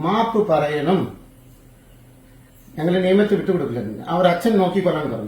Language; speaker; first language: Malayalam; non-native, fluent; Tamil